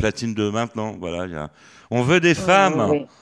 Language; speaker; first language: French; native; French